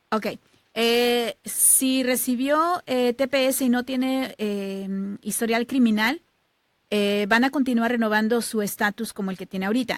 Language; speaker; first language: Spanish; native; Spanish